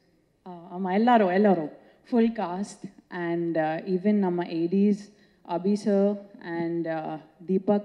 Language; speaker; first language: Tamil; non-native, local second language; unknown